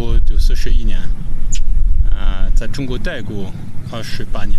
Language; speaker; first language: Chinese; non-native, fluent; French